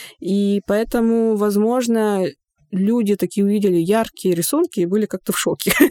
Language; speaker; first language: Russian; non-native, local second language; Yakut